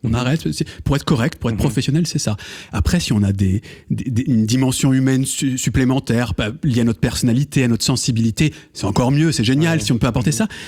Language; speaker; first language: French; native; French